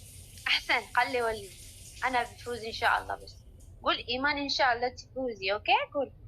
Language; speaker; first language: Arabic; non-native, learner; Oromo